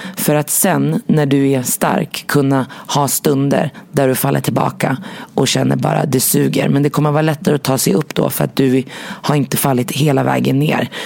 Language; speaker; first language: Swedish; early bilingual, other home language; Arabic